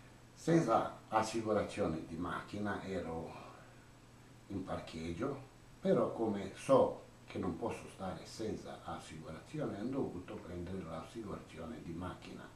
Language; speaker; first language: Italian; non-native, learner; Croatian